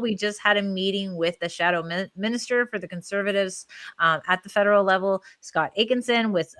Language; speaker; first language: English; native; English